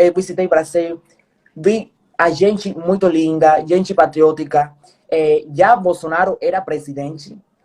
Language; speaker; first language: Portuguese; non-native, fluent; Spanish